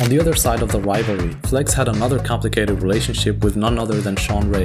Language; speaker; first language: English; native; English